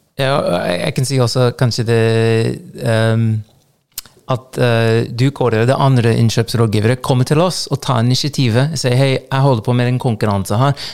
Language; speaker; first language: Norwegian; non-native, fluent; English